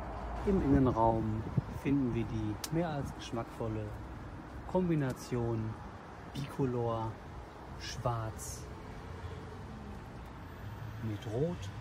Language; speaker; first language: German; native; German